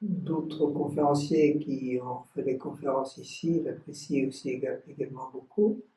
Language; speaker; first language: French; non-native, fluent; Vietnamese